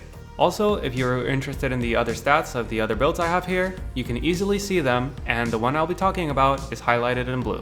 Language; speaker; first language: English; native; English